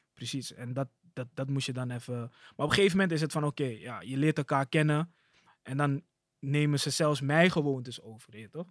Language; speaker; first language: Dutch; early bilingual, other home language; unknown